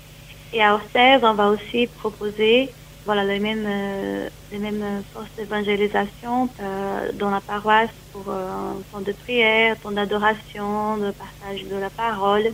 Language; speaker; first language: French; non-native, fluent; Portuguese